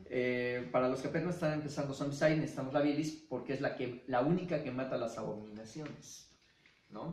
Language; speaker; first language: Spanish; native; Spanish